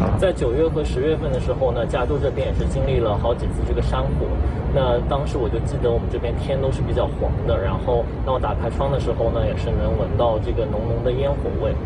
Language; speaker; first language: Chinese; native; Chinese